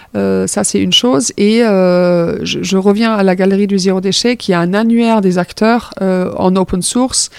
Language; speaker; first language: French; non-native, fluent; German